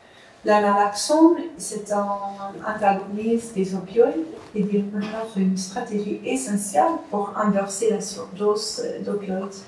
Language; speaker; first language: French; non-native, fluent; English